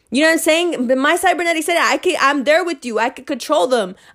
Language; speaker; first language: English; early bilingual, other home language; Hindi